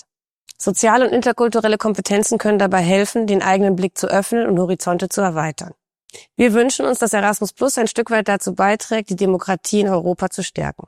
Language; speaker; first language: German; native; German